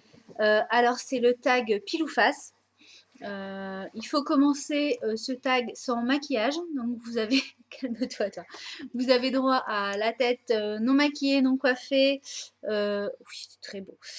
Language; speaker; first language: French; native; French